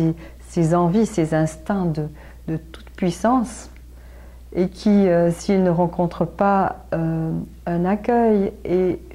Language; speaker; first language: French; native; French